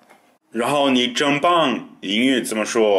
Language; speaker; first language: Chinese; non-native, fluent; German